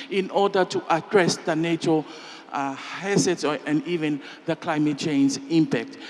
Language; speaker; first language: English; non-native, fluent; Tongan